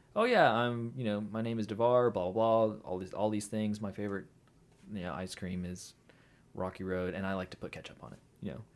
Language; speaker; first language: English; native; English